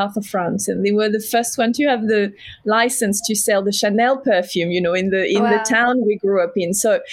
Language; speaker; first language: English; non-native, fluent; French